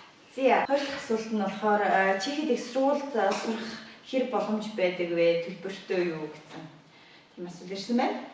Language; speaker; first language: Mongolian; native; Mongolian